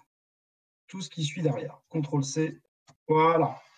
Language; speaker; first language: French; native; French